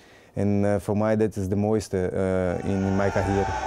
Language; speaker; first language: Dutch; non-native, learner; Portuguese